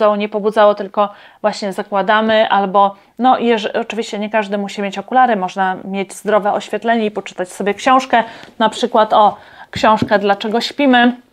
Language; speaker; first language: Polish; non-native, fluent; Latvian